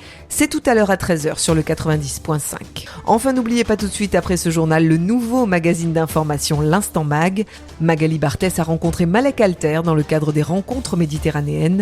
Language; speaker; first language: French; native; French